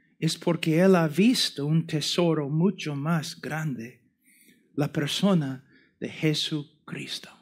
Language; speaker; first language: Spanish; non-native, fluent; English